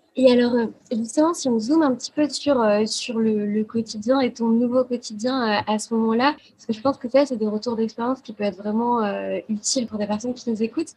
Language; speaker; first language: French; native; French